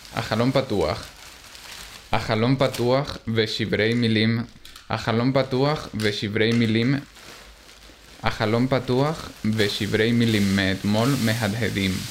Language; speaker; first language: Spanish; non-native, fluent; Hebrew